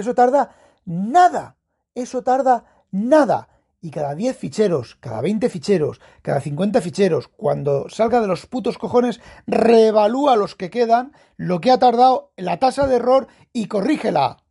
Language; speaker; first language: Spanish; native; Spanish